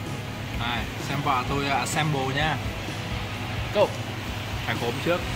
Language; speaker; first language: Vietnamese; early bilingual, heritage; Vietnamese